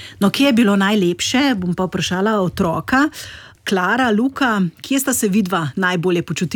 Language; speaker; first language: Slovenian; native; Slovenian